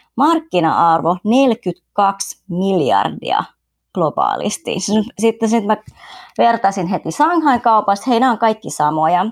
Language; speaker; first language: Finnish; early bilingual, other home language; Vietnamese